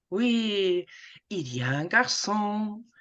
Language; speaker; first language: French; non-native, fluent; English